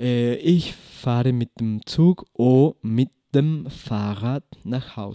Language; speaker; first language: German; non-native, fluent; Spanish